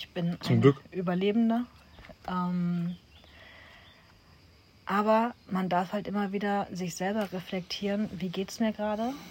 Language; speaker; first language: German; native; German